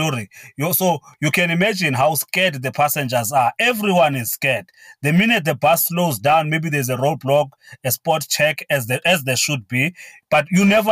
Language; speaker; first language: English; non-native, local second language; Xhosa